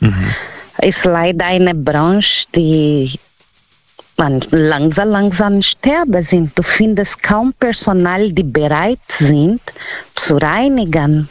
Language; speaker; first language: German; non-native, learner; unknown